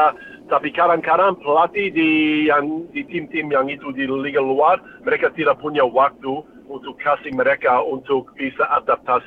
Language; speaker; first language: Indonesian; non-native, fluent; English